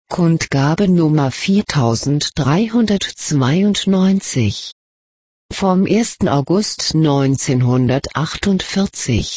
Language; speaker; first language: German; native; German